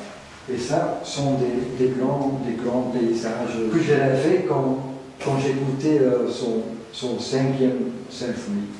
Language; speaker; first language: French; non-native, fluent; Dutch